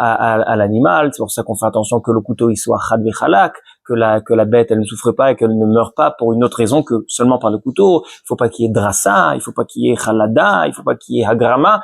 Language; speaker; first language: French; native; French